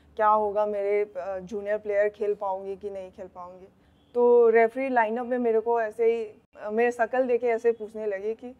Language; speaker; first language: Hindi; non-native, local second language; Manipuri